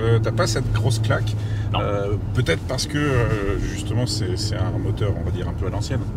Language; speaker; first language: French; native; French